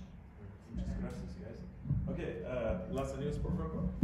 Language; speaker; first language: Spanish; non-native, learner; English